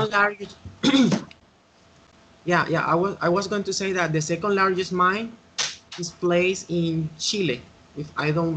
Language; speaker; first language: English; non-native, fluent; Spanish